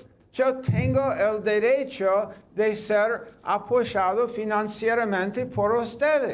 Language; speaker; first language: Spanish; non-native, fluent; English